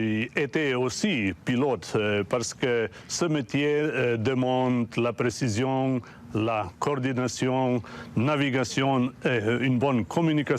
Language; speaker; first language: French; non-native, fluent; Slovenian